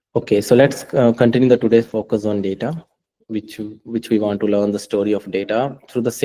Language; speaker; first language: English; non-native, local second language; Punjabi